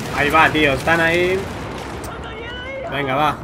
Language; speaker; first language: Spanish; native; Spanish